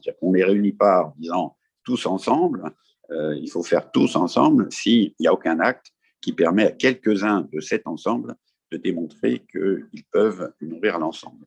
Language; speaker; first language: French; native; French